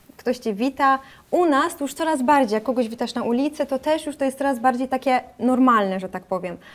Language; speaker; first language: Polish; native; Polish